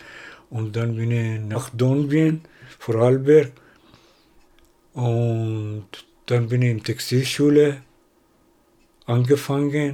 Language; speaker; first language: German; non-native, learner; Persian